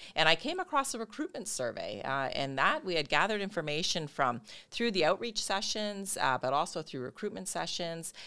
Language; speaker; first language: English; native; English